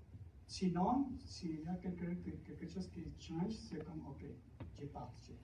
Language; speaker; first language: French; non-native, fluent; Spanish